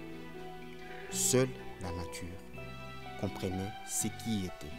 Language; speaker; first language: French; non-native, local second language; Lingala